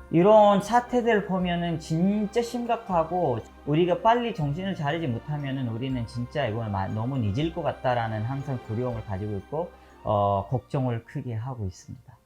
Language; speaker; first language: Korean; non-native, fluent; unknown